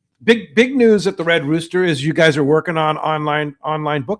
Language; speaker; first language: English; native; English